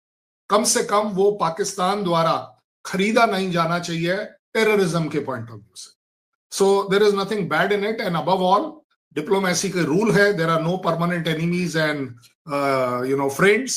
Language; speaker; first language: Hindi; native; Hindi